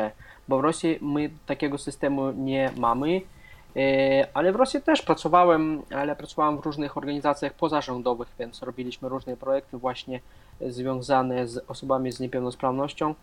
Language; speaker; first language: Polish; non-native, fluent; Russian